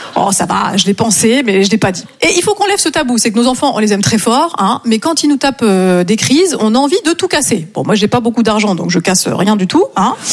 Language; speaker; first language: French; native; French